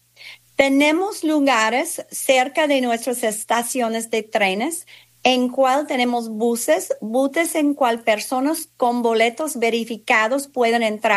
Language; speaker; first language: Spanish; non-native, fluent; English